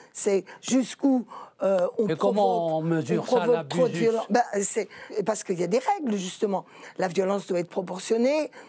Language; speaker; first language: French; native; French